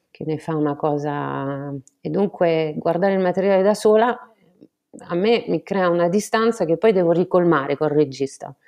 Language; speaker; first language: Italian; non-native, fluent; French